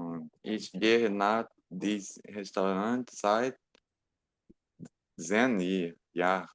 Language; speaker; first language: German; non-native, learner; Portuguese